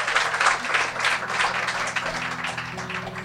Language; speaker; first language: English; native; English